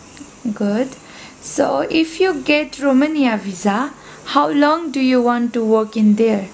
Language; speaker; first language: English; non-native, learner; Nepali